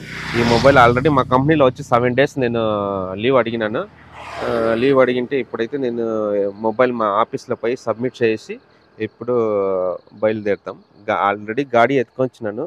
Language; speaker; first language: Telugu; native; Telugu